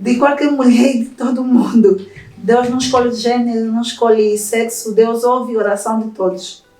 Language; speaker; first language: Portuguese; native; Portuguese